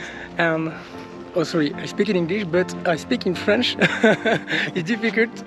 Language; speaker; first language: English; non-native, learner; French